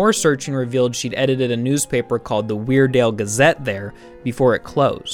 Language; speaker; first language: English; native; English